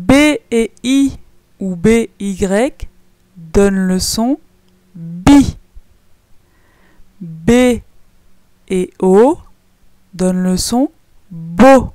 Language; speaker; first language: French; native; French